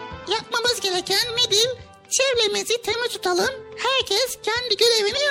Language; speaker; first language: Turkish; native; Turkish